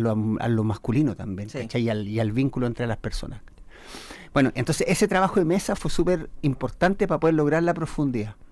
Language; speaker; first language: Spanish; native; Spanish